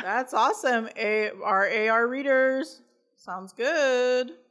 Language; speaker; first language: English; native; English